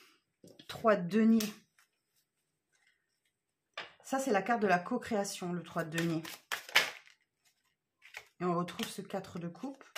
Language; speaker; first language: French; native; French